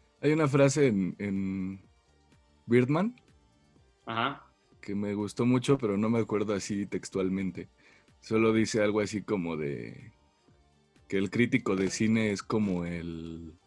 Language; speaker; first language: Spanish; native; Spanish